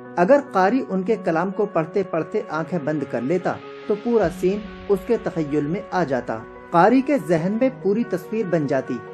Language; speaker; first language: Urdu; native; Urdu